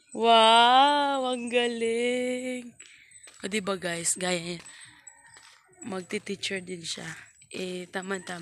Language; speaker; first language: Filipino; non-native, local second language; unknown